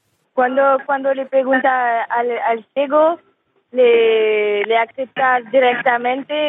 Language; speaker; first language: Spanish; non-native, learner; French